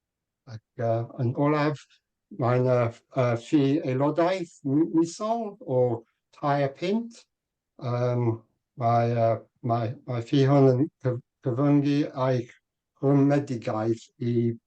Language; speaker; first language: Welsh; non-native, learner; English